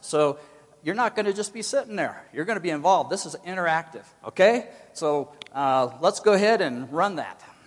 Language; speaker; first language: English; native; English